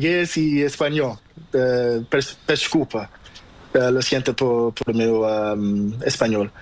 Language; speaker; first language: Spanish; non-native, learner; Portuguese